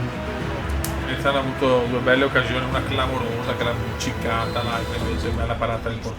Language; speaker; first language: Italian; native; Italian